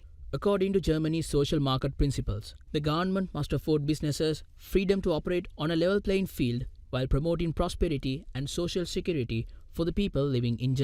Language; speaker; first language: English; non-native, local second language; Sinhala